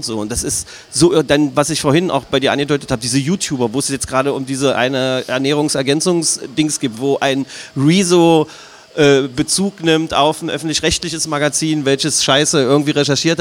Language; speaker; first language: German; native; German